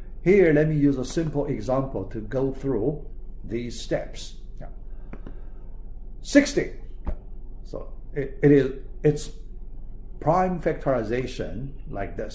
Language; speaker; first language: English; non-native, fluent; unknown